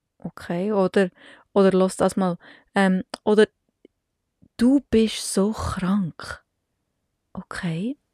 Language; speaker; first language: German; native; German